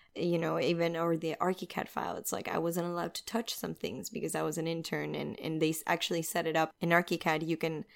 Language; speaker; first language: English; non-native, fluent; Spanish